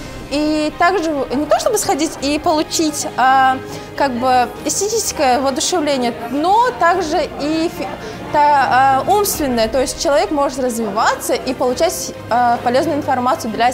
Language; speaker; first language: Russian; non-native, local second language; Uzbek